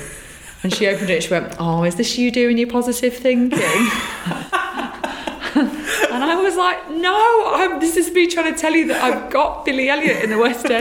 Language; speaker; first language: English; native; English